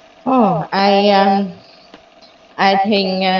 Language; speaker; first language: English; non-native, learner; Vietnamese